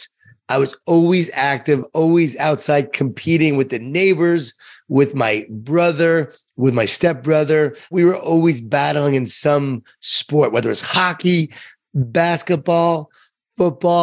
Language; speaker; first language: English; native; English